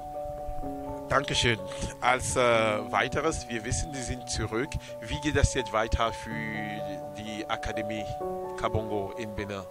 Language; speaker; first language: German; non-native, learner; French